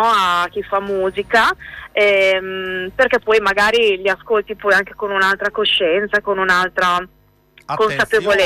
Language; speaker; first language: Italian; native; Italian